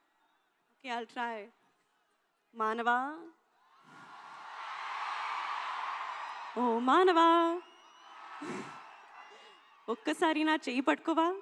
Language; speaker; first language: Telugu; non-native, learner; Hindi